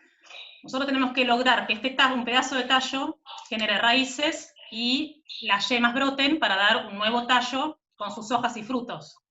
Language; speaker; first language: Spanish; native; Spanish